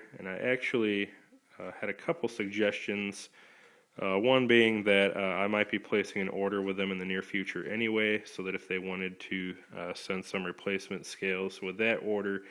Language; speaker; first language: English; native; English